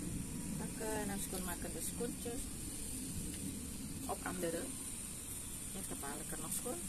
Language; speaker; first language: Dutch; non-native, learner; Indonesian